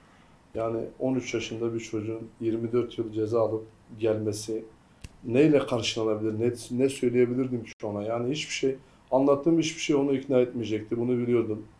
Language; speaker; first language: Turkish; native; Turkish